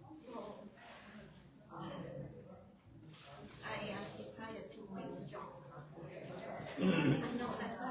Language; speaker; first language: English; non-native, learner; Vietnamese